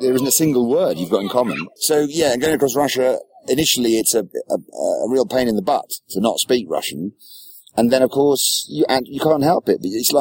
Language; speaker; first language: English; native; English